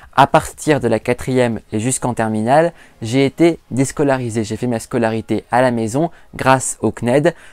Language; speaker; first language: French; native; French